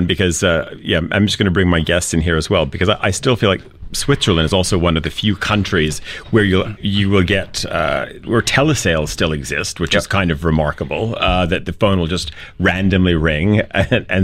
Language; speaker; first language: English; native; English